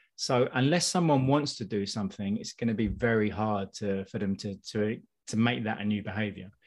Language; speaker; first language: English; native; English